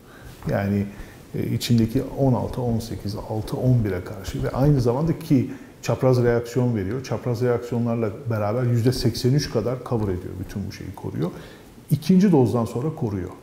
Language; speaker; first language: Turkish; native; Turkish